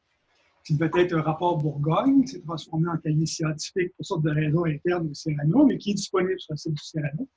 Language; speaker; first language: French; native; French